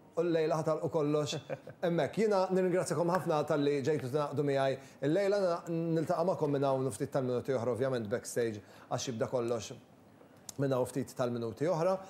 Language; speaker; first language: Maltese; native; Maltese